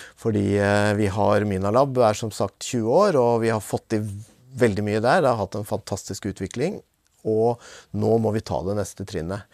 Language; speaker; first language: Norwegian; native; Norwegian